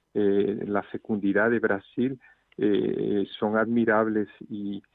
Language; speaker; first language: Spanish; native; Spanish